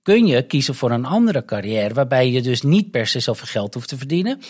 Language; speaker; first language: Dutch; native; Dutch